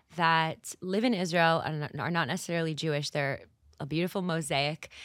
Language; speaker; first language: English; native; English